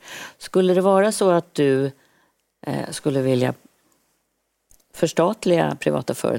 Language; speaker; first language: Swedish; native; Swedish